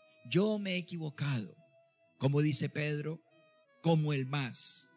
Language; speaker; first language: Spanish; native; Spanish